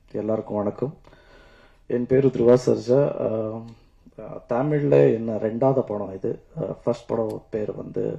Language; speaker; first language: Tamil; non-native, learner; Kannada